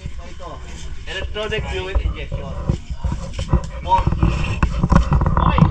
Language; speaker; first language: English; non-native, local second language; Filipino